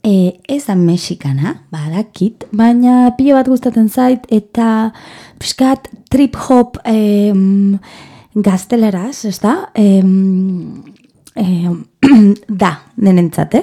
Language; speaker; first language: Basque; non-native, learner; Spanish